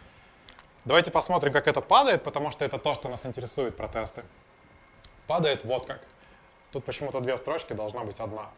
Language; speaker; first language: Russian; native; Russian